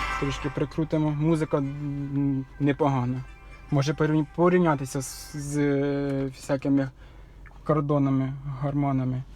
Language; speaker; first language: Ukrainian; native; Ukrainian